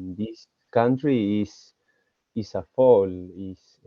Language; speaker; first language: English; non-native, learner; Spanish